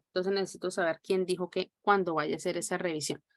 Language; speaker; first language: Spanish; native; Spanish